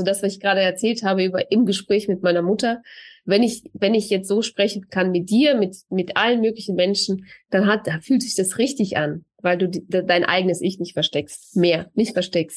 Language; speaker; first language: German; early bilingual, other home language; Russian